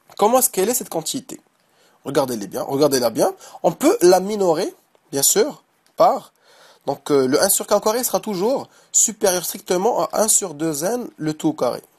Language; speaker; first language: French; non-native, local second language; Arabic